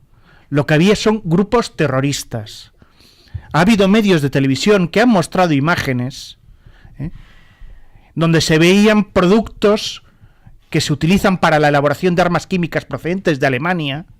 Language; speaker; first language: Spanish; native; Spanish